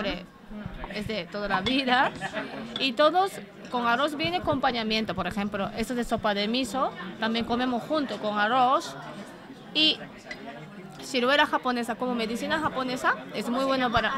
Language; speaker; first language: Spanish; non-native, learner; Japanese